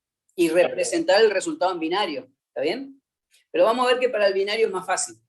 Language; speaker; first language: Spanish; native; Spanish